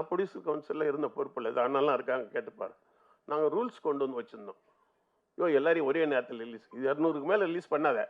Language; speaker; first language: Tamil; native; Tamil